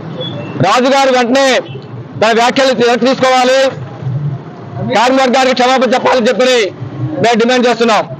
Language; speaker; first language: Telugu; native; Telugu